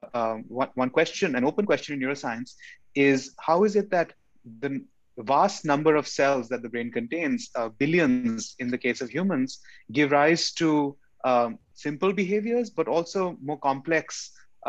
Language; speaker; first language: English; non-native, local second language; Hindi